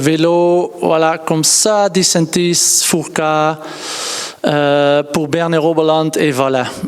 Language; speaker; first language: French; non-native, learner; Dutch